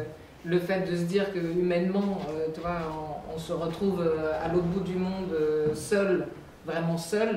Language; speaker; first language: French; native; French